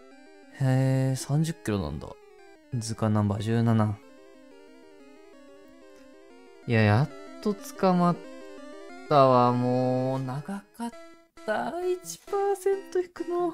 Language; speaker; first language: Japanese; native; Japanese